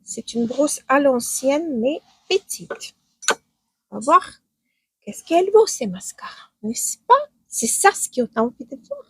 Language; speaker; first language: French; non-native, fluent; Ukrainian